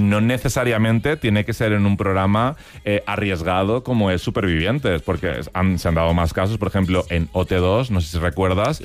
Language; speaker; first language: Spanish; native; Spanish